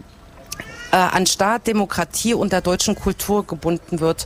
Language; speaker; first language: German; native; German